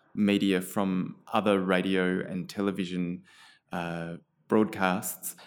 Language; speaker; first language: English; native; English